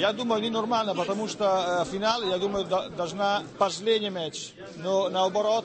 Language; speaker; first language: Russian; non-native, learner; Italian